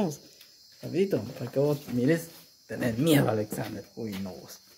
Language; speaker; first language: Spanish; native; Spanish